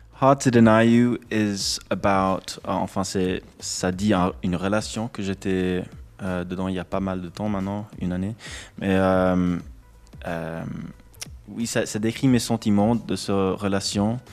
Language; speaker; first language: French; non-native, local second language; English